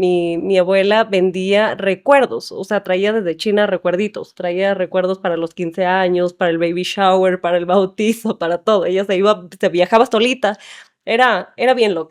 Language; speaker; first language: Spanish; native; Spanish